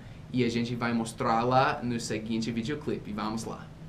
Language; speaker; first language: Portuguese; non-native, fluent; English